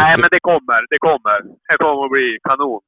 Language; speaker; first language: Swedish; native; Swedish